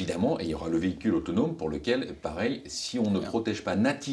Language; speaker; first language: French; native; French